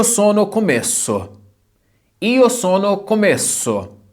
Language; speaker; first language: Italian; non-native, fluent; Portuguese